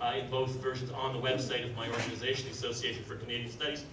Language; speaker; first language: English; native; English